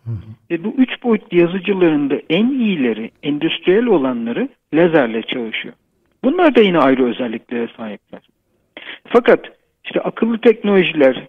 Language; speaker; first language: Turkish; native; Turkish